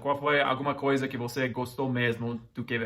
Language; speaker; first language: Portuguese; non-native, fluent; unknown